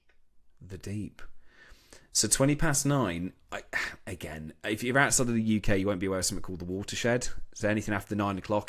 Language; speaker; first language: English; native; English